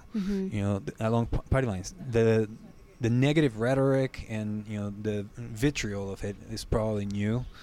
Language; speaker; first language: English; non-native, fluent; Spanish